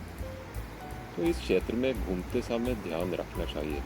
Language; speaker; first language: Hindi; non-native, fluent; Norwegian